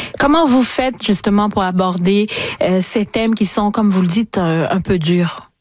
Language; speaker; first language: French; native; French